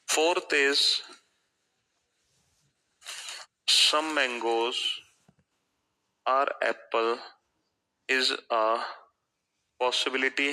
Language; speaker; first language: English; non-native, local second language; Hindi